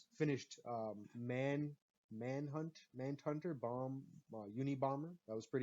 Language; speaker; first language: English; native; English